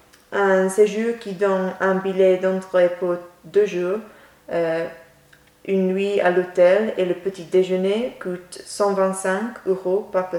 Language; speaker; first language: French; non-native, learner; English